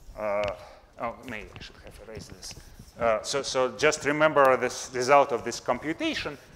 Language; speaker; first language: English; non-native, fluent; Russian